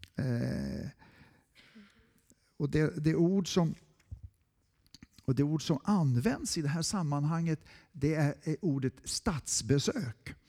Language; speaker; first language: Swedish; native; Swedish